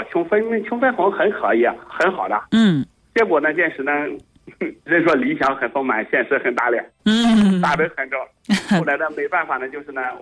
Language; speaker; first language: Chinese; native; Chinese